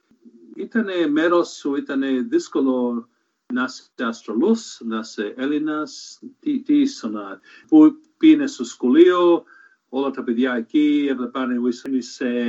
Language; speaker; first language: Greek; early bilingual, heritage; Greek